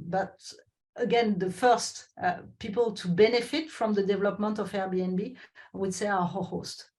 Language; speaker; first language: English; non-native, fluent; French